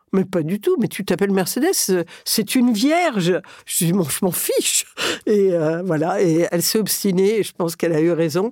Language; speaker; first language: French; early bilingual, other home language; Catalan